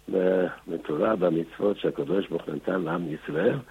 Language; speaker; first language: Hebrew; non-native, fluent; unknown